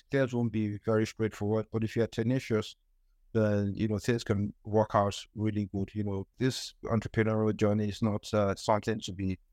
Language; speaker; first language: English; non-native, local second language; Yoruba